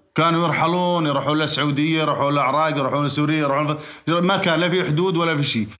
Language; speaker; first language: Arabic; native; Arabic